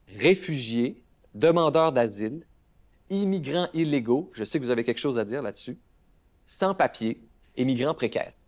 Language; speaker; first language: French; native; French